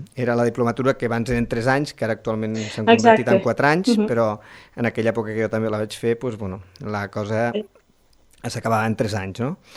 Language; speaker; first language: Catalan; native; Catalan